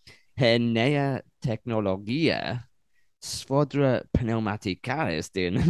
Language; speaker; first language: Greek; non-native, learner; English